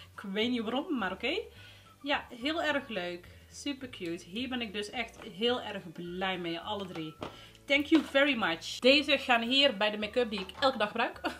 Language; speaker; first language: Dutch; early bilingual, other home language; Arabic